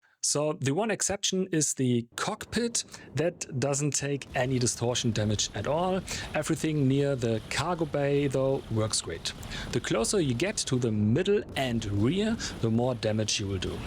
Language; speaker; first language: English; non-native, fluent; German